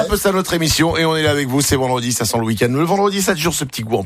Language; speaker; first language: French; native; French